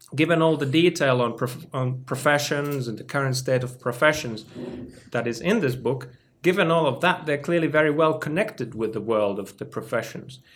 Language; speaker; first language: English; non-native, fluent; Finnish